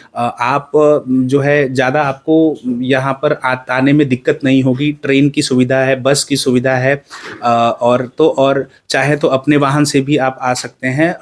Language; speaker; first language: Hindi; native; Hindi